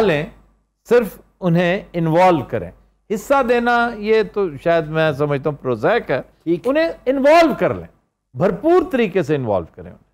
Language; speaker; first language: Urdu; non-native, local second language; Punjabi